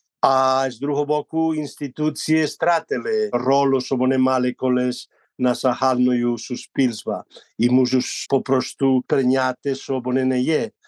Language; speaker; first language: Ukrainian; non-native, learner; Spanish